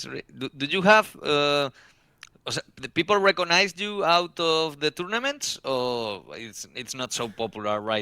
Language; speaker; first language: English; non-native, learner; Spanish